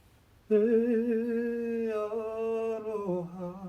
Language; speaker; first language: Māori; non-native, local second language; English